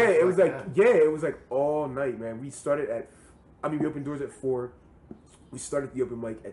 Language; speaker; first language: English; native; English